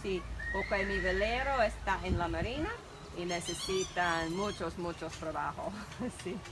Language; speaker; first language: Spanish; non-native, learner; English